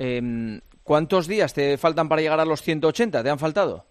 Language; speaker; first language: Spanish; native; Spanish